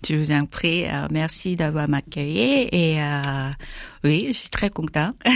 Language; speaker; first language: French; non-native, learner; Korean